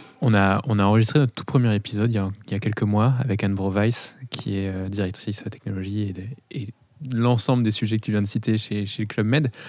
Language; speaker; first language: French; native; French